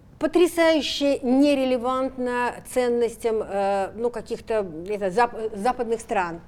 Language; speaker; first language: Russian; native; Russian